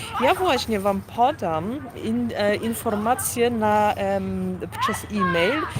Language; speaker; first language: Polish; early bilingual, heritage; Polish